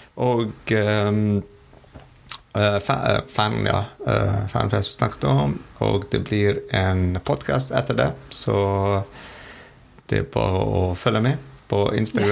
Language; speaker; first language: Norwegian; non-native, fluent; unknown